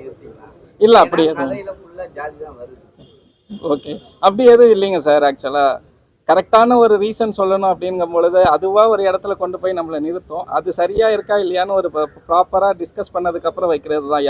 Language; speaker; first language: Tamil; native; Tamil